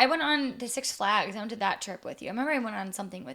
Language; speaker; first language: English; native; English